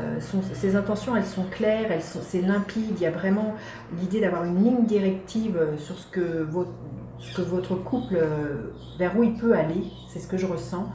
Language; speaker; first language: French; native; French